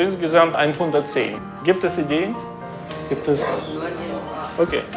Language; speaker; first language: German; non-native, fluent; Russian